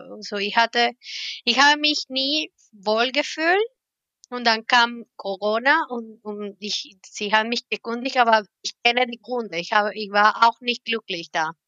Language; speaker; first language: German; non-native, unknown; Spanish